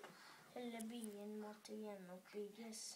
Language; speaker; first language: Norwegian; early bilingual, other home language; English